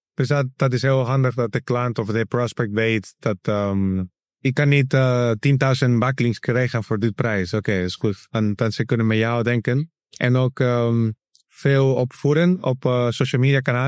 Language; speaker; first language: Dutch; non-native, learner; Spanish